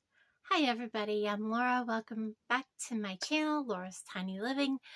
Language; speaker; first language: English; native; English